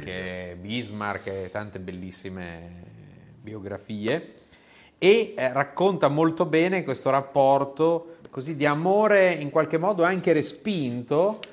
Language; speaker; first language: Italian; native; Italian